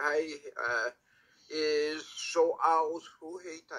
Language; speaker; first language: Dutch; non-native, learner; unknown